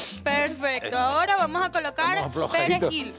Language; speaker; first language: Spanish; native; Spanish